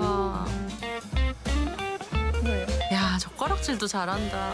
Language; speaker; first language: Korean; native; Korean